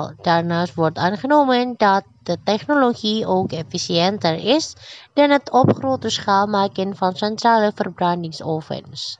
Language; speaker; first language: Dutch; non-native, fluent; Indonesian